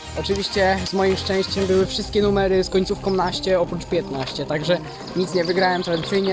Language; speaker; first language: Polish; native; Polish